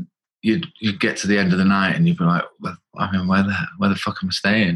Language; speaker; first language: English; native; English